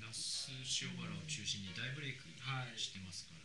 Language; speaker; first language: Japanese; native; Japanese